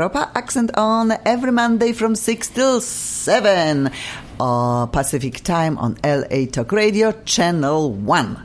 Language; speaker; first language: English; non-native, fluent; Polish